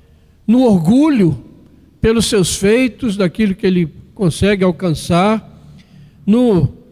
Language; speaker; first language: Portuguese; native; Portuguese